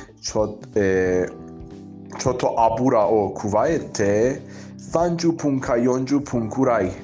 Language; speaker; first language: Japanese; non-native, learner; Persian